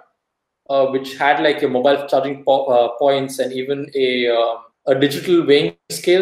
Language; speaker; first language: English; non-native, local second language; Kannada